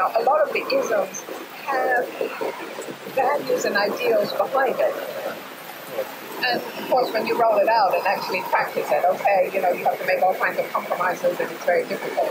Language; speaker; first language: English; non-native, local second language; Cantonese